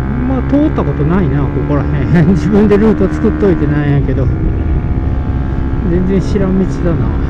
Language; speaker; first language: Japanese; native; Japanese